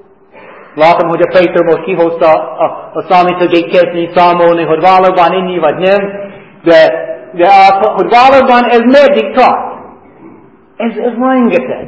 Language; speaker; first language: Hungarian; non-native, fluent; English